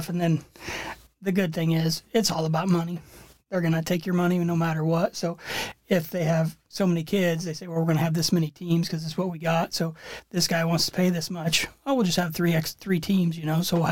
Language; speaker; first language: English; native; English